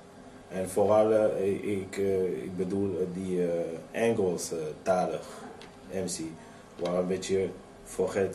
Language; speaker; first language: Dutch; non-native, fluent; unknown